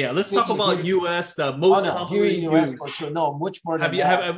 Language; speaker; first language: English; non-native, fluent; Portuguese